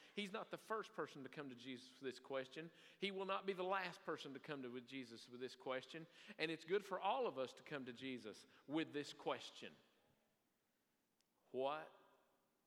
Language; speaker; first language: English; native; English